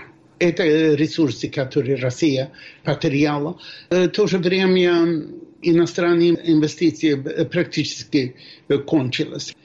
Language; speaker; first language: Russian; non-native, fluent; Swedish